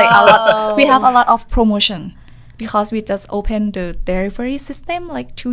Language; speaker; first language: English; non-native, learner; Thai